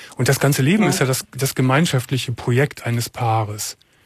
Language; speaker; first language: German; native; German